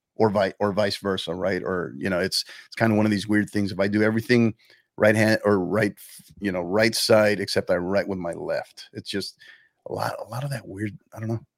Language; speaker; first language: English; native; English